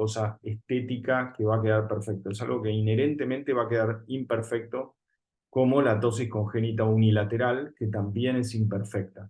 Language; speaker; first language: Spanish; native; Spanish